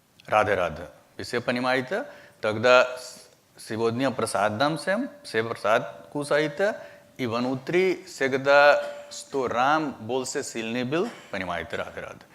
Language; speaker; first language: Russian; non-native, learner; Hindi